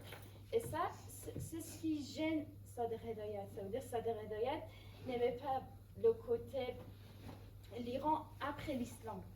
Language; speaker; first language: French; non-native, fluent; Persian